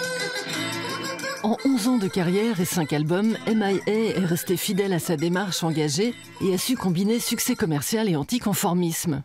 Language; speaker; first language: French; native; French